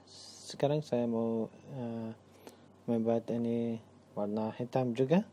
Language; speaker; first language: Indonesian; non-native, learner; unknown